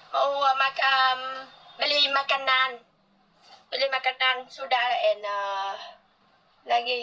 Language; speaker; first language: Indonesian; non-native, learner; Vietnamese